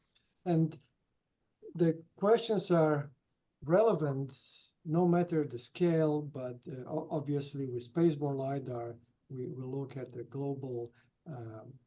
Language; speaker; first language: English; non-native, fluent; Romanian